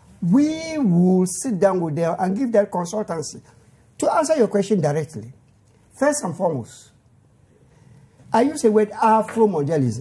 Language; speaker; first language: English; non-native, local second language; Akan